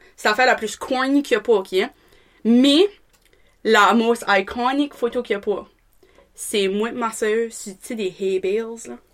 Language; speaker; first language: French; native; French